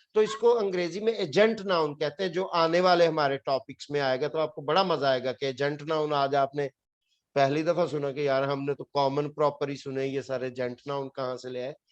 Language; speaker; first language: Urdu; non-native, local second language; Punjabi